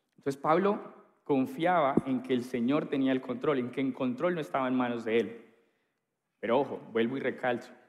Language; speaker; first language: Spanish; native; Spanish